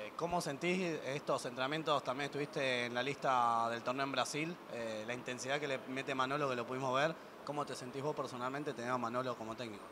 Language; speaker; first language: Spanish; native; Spanish